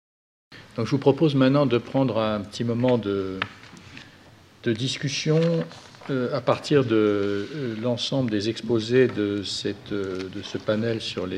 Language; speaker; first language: French; native; French